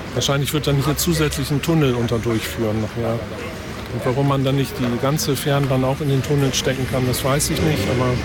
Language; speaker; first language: German; native; German